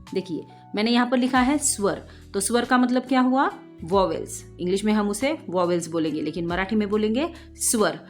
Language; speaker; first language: Hindi; non-native, local second language; Marathi